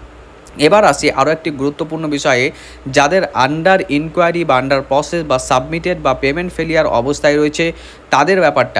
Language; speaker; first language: Bangla; native; Bangla